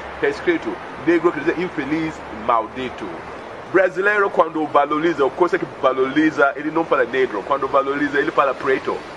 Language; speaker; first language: Portuguese; non-native, fluent; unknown